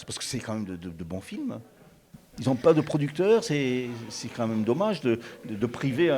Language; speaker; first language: French; native; French